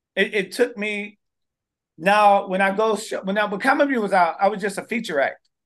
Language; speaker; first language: English; native; English